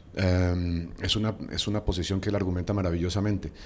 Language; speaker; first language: Spanish; native; Spanish